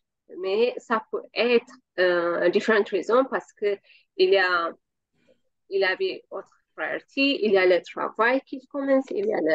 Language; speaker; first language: French; non-native, learner; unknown